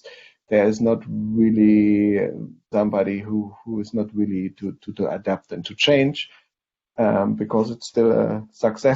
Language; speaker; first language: English; non-native, fluent; German